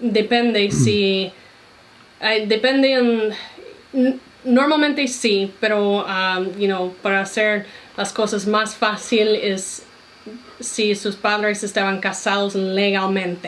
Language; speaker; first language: Spanish; non-native, fluent; English